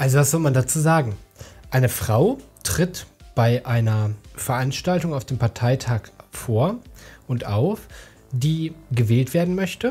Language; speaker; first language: German; native; German